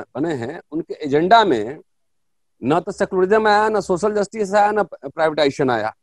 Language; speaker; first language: Hindi; native; Hindi